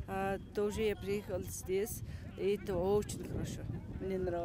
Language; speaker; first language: Russian; non-native, learner; Mongolian